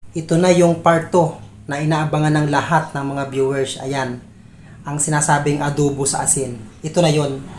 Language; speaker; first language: Filipino; non-native, local second language; Bikol